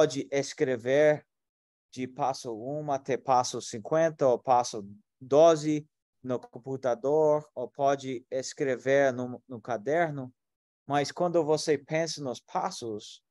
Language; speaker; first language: Portuguese; non-native, fluent; English